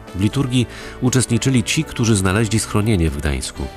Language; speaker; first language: Polish; native; Polish